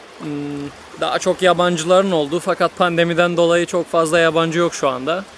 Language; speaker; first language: Turkish; native; Turkish